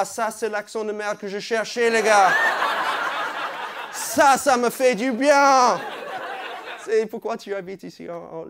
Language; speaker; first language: French; non-native, fluent; English